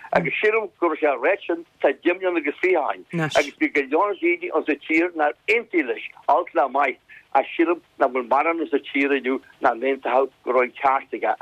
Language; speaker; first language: Irish; native; Irish